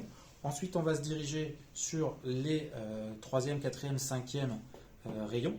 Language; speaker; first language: French; native; French